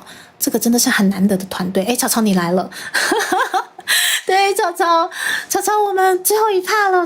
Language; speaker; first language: Chinese; native; Chinese